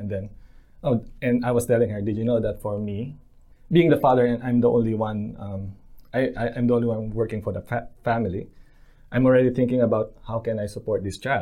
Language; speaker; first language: English; non-native, local second language; Filipino